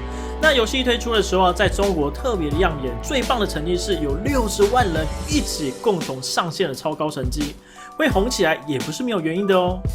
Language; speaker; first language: Chinese; native; Chinese